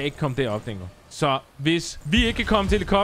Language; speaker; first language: Danish; native; Danish